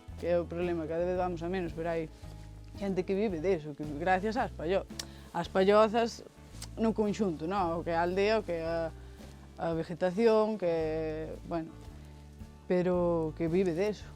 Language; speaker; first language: Galician; native; Galician